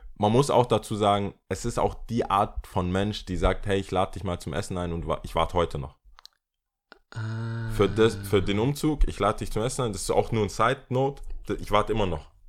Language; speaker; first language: German; early bilingual, other home language; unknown